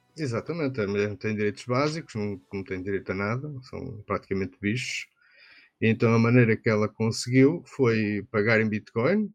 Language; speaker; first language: Portuguese; native; Portuguese